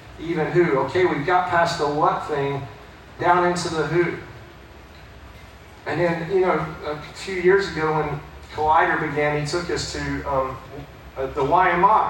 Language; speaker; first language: English; native; English